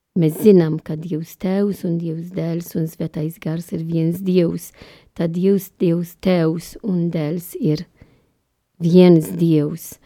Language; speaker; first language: Latvian; non-native, learner; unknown